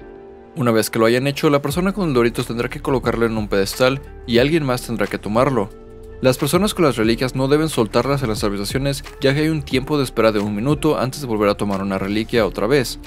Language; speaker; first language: Spanish; native; Spanish